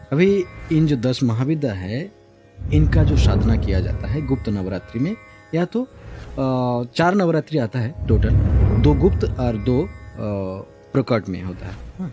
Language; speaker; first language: Hindi; non-native, local second language; Bangla